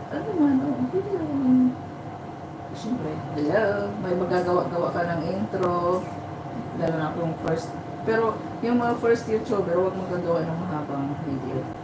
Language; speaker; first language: Filipino; non-native, local second language; Waray